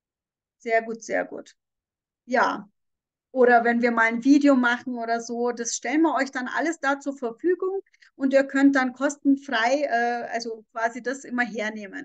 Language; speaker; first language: German; native; German